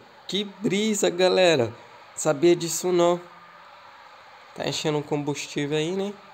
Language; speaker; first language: Portuguese; native; Portuguese